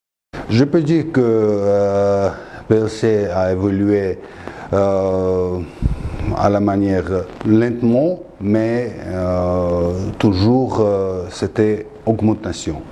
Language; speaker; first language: French; non-native, fluent; Georgian